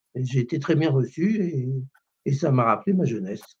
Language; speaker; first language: French; native; French